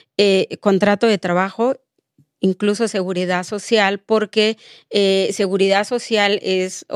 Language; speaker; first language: Spanish; non-native, local second language; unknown